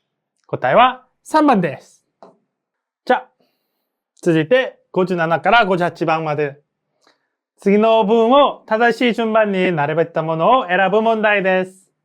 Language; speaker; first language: Japanese; non-native, fluent; Korean